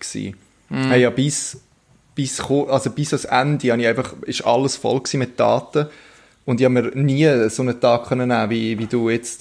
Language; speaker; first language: German; native; German